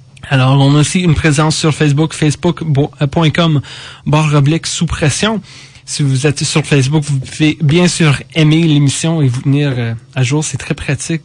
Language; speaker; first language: French; native; French